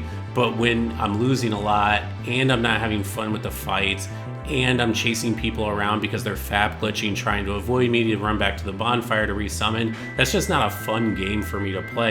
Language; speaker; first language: English; native; English